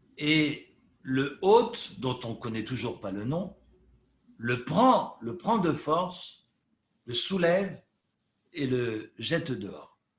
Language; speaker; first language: French; native; French